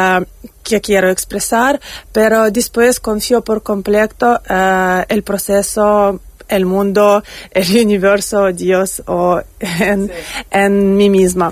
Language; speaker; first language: Spanish; non-native, learner; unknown